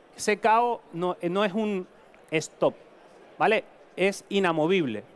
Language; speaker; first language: Spanish; native; Spanish